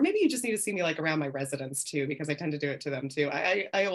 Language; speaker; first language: English; native; English